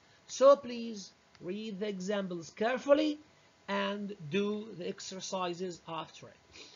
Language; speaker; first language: English; non-native, fluent; Arabic